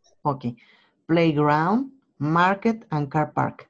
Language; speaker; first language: English; non-native, learner; Spanish